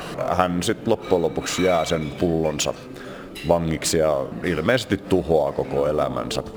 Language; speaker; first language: Finnish; native; Finnish